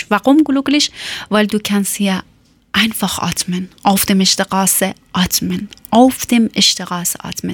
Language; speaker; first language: German; non-native, fluent; Persian